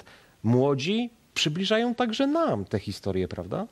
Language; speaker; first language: Polish; native; Polish